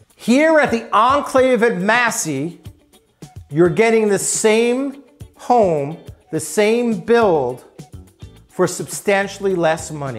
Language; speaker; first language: English; native; English